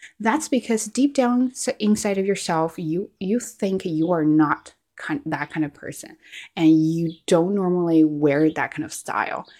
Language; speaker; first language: English; non-native, fluent; Chinese